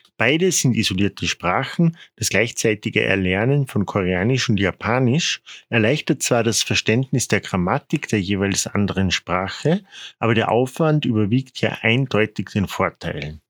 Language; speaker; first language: German; non-native, fluent; Korean